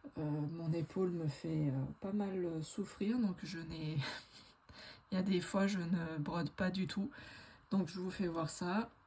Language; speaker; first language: French; native; French